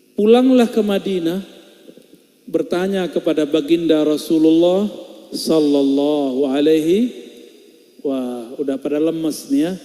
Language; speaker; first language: Indonesian; non-native, local second language; Minangkabau